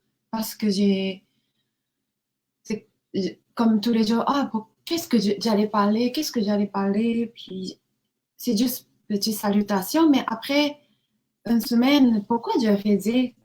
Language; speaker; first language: French; non-native, learner; Japanese